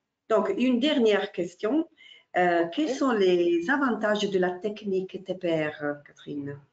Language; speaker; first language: French; non-native, fluent; Italian